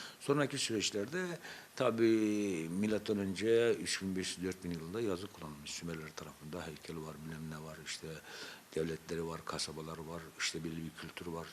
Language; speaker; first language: Turkish; non-native, local second language; Zaza